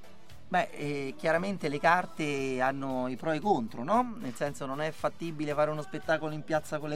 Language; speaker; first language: Italian; native; Italian